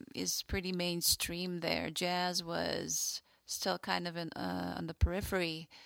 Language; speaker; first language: English; non-native, fluent; Hungarian